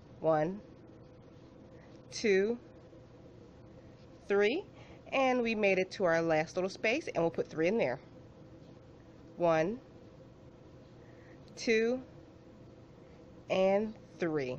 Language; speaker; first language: English; native; English